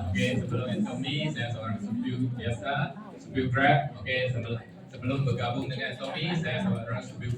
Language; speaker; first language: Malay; non-native, local second language; Chinese